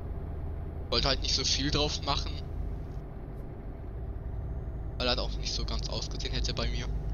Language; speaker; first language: German; native; German